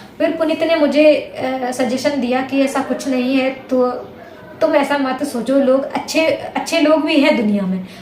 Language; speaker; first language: Hindi; native; Hindi